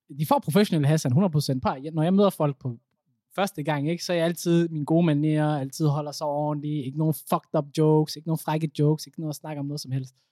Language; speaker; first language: Danish; early bilingual, other home language; Somali